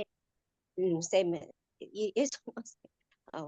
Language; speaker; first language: Spanish; non-native, learner; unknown